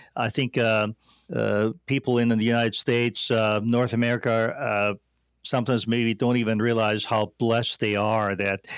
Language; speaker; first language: English; non-native, fluent; German